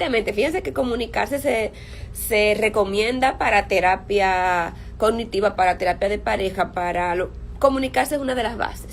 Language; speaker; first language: Spanish; native; Spanish